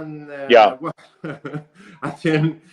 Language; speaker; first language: English; non-native, learner; Spanish